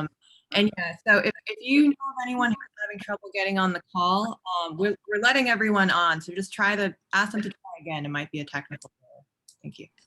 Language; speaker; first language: English; native; English